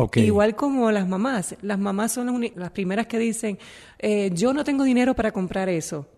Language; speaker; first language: Spanish; native; Spanish